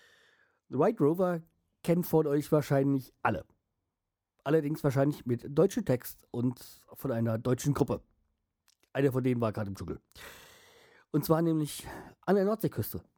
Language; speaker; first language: German; native; German